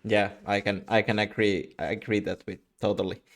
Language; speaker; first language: English; non-native, fluent; Finnish